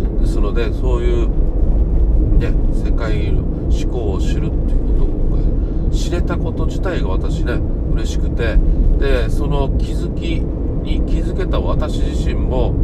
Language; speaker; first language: Japanese; native; Japanese